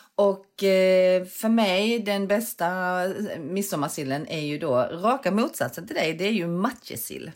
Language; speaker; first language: Swedish; early bilingual, other home language; Korean